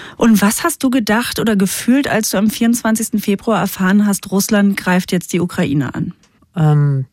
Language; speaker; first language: German; native; German